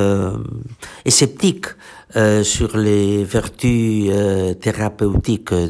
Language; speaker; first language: French; non-native, fluent; Catalan